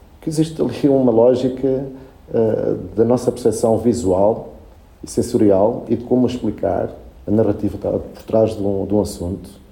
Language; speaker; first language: Portuguese; early bilingual, other home language; Spanish